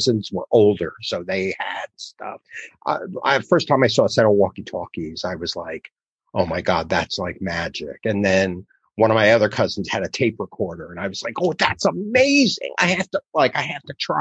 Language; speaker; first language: English; native; English